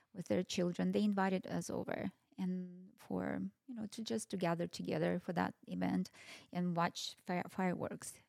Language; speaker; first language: English; non-native, fluent; Russian